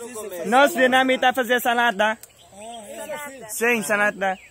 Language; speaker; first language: Portuguese; non-native, learner; Vietnamese